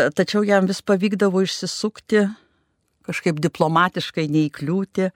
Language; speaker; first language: Lithuanian; native; Lithuanian